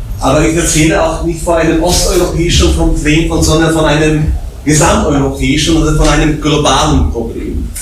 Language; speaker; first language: German; non-native, fluent; Slovak